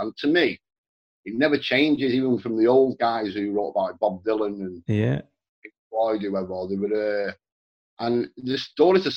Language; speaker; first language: English; native; English